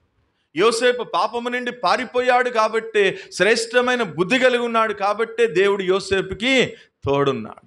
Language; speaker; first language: Telugu; native; Telugu